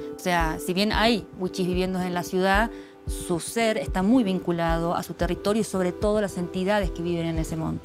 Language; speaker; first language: Spanish; native; Spanish